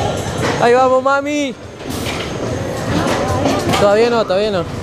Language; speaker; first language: Spanish; native; Spanish